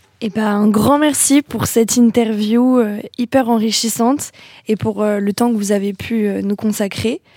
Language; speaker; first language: French; native; French